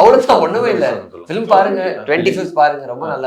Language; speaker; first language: Tamil; non-native, fluent; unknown